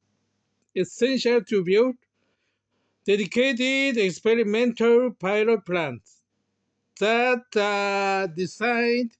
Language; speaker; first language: English; non-native, learner; Japanese